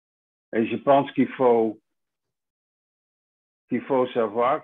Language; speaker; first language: French; non-native, fluent; Dutch